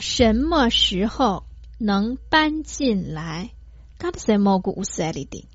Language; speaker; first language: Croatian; non-native, fluent; Chinese